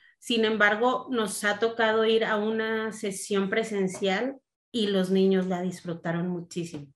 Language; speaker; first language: Spanish; native; Spanish